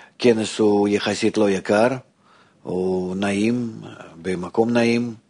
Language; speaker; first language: Hebrew; non-native, fluent; Russian